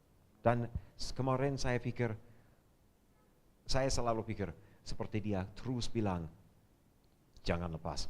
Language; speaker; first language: Indonesian; non-native, fluent; English